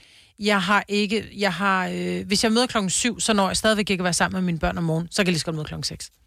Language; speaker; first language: Danish; native; Danish